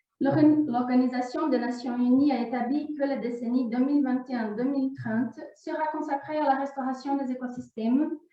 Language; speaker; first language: French; non-native, fluent; Portuguese